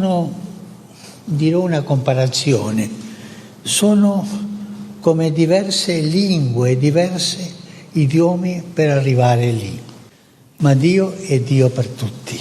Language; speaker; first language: Italian; non-native, fluent; Spanish